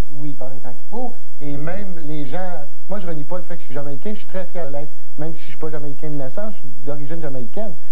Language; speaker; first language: French; native; French